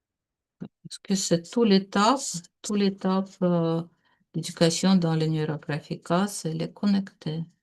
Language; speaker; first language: French; non-native, learner; Russian